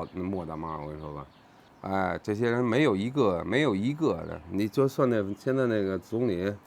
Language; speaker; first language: Chinese; native; Chinese